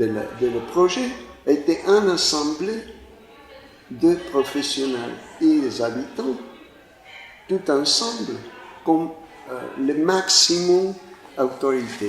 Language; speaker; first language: French; non-native, fluent; Spanish